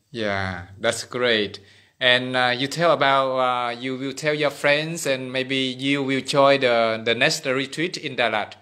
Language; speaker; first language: English; non-native, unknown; Vietnamese